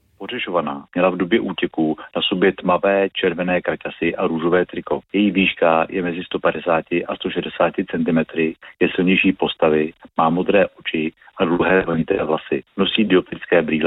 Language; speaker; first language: Czech; native; Czech